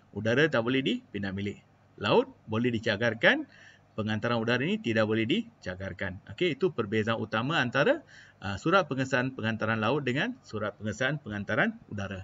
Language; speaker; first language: Malay; non-native, local second language; Malayalam